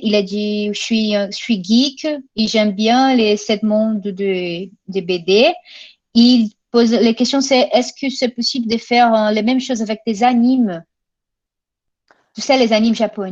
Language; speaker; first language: French; non-native, fluent; Portuguese